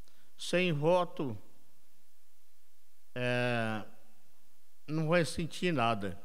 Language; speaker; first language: Portuguese; non-native, local second language; Yanomámi